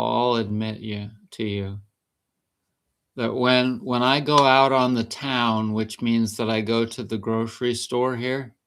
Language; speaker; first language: English; native; English